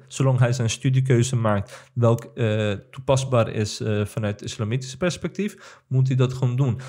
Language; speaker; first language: Dutch; early bilingual, other home language; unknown